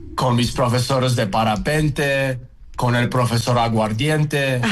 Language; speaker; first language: Spanish; non-native, fluent; Uzbek